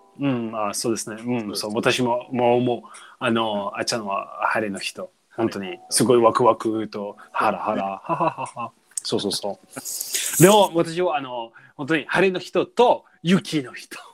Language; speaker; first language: Japanese; non-native, learner; English